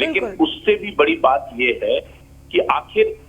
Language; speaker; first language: Hindi; native; Hindi